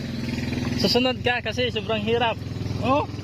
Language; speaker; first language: Filipino; native; Filipino